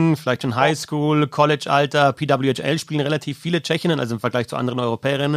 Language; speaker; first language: German; native; German